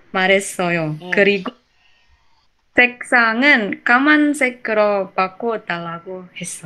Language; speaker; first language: Korean; non-native, learner; Indonesian